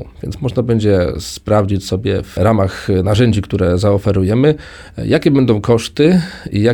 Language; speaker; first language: Polish; native; Polish